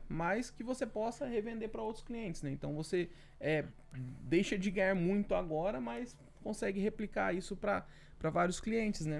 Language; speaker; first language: Portuguese; native; Portuguese